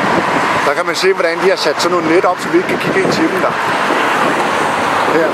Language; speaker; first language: Danish; native; Danish